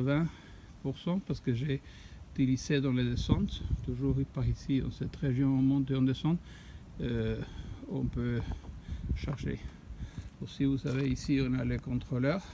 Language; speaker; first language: French; non-native, fluent; Spanish